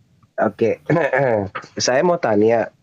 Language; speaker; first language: Indonesian; non-native, learner; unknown